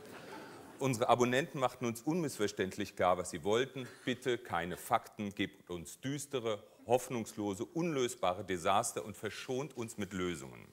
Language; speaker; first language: German; native; German